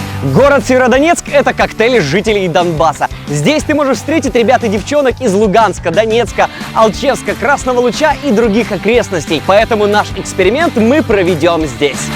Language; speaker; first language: Russian; native; Russian